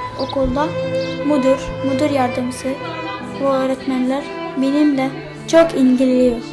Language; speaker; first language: Turkish; early bilingual, other home language; Arabic